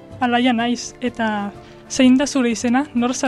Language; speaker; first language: Basque; non-native, learner; Spanish